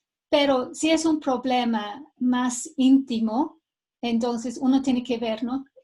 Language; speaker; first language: Spanish; non-native, fluent; English